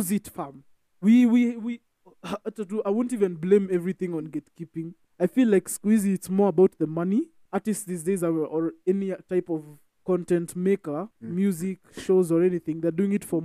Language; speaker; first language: English; non-native, local second language; Swahili